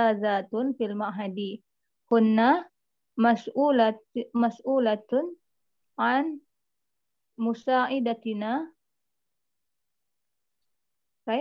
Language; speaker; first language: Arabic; non-native, learner; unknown